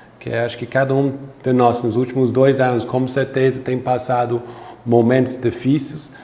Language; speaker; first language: Portuguese; non-native, fluent; English